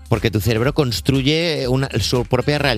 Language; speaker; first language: Spanish; native; Spanish